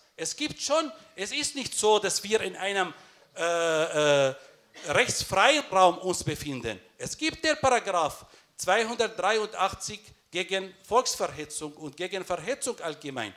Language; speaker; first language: German; non-native, fluent; Arabic